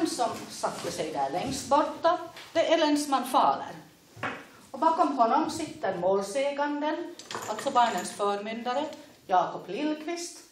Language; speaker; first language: Swedish; native; Swedish